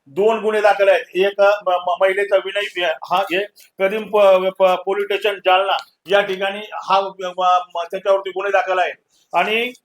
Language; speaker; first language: Marathi; native; Marathi